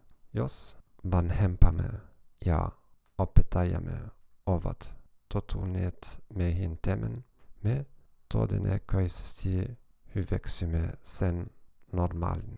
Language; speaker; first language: Finnish; non-native, fluent; German